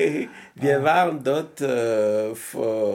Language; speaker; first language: German; non-native, learner; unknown